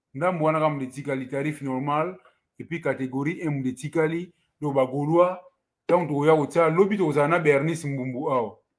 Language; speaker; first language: French; non-native, local second language; Lingala